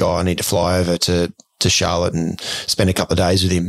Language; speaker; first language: English; native; English